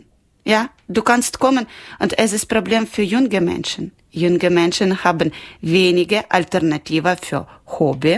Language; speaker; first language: German; non-native, learner; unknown